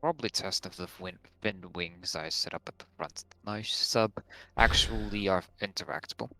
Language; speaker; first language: English; non-native, fluent; Latvian